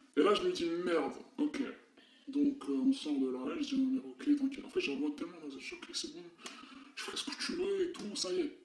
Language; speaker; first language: French; non-native, local second language; Arabic